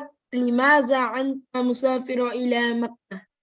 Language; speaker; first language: Arabic; non-native, learner; English